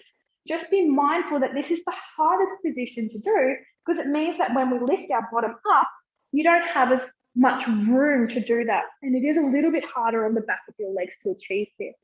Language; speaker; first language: English; native; English